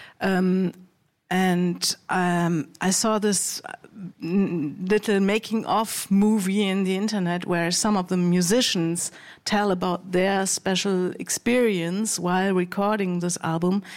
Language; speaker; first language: English; non-native, fluent; German